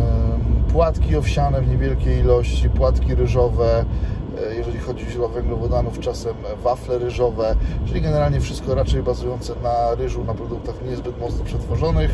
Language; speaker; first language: Polish; native; Polish